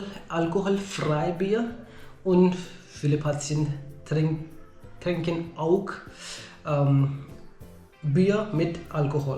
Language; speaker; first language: German; non-native, learner; Hindi